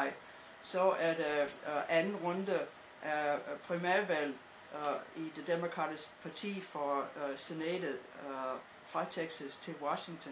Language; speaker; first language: Danish; non-native, fluent; English